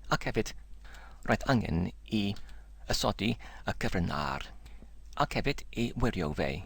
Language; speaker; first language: Welsh; non-native, learner; English